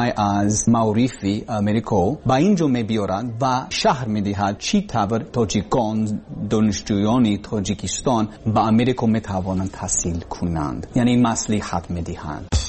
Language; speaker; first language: Persian; non-native, learner; English